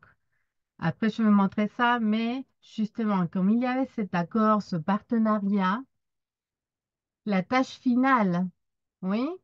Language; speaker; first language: French; non-native, fluent; Spanish